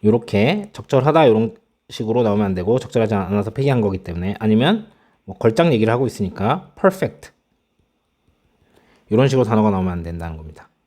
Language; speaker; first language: Korean; native; Korean